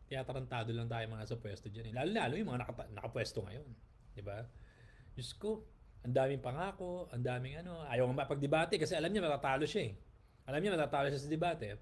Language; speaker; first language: Filipino; native; Filipino